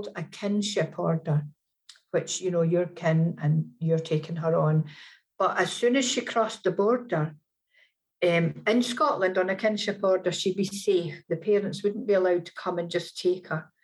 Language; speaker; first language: English; native; English